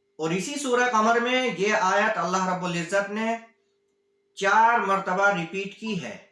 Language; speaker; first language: Urdu; native; Urdu